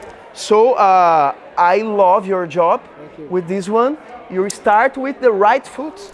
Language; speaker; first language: English; non-native, learner; Portuguese